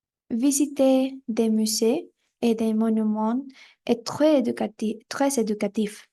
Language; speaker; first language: French; non-native, fluent; Spanish